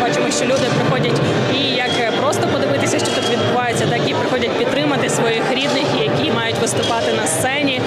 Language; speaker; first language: Ukrainian; native; Ukrainian